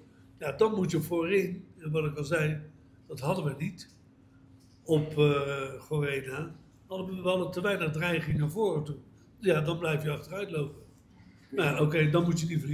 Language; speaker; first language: Dutch; native; Dutch